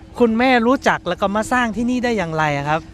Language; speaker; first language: Thai; native; Thai